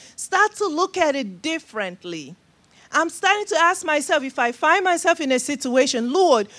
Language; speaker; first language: English; non-native, local second language; Igbo